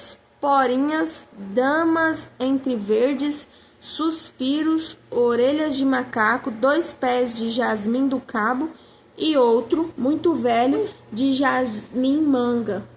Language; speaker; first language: Portuguese; native; Portuguese